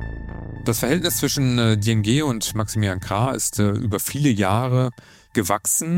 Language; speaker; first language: German; native; German